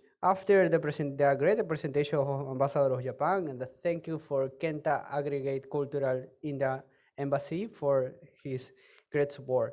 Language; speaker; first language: English; non-native, fluent; Spanish